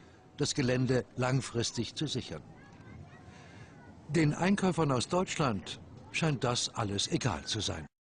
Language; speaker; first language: German; native; German